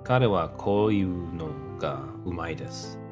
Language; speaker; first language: Japanese; non-native, learner; English